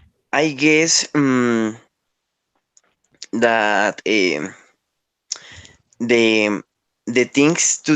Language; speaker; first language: English; non-native, learner; Spanish